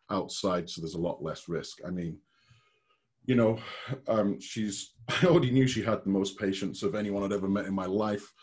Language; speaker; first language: English; native; English